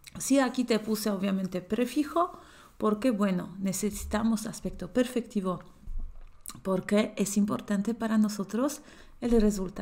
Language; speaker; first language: Spanish; non-native, fluent; Polish